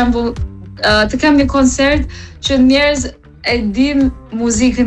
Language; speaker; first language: Albanian; early bilingual, heritage; English